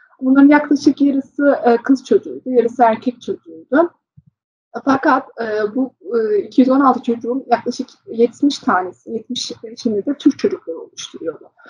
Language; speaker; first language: Turkish; early bilingual, heritage; Turkish